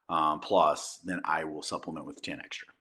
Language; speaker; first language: English; native; English